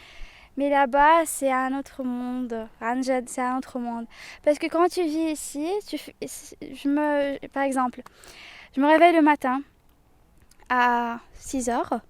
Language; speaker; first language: French; non-native, local second language; Arabic